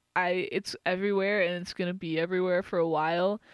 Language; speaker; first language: English; native; English